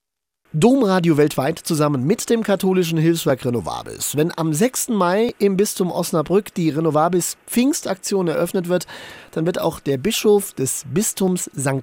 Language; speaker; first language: German; native; German